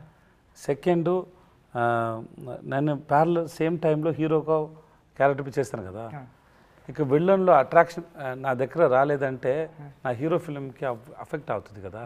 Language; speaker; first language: Telugu; non-native, learner; Tamil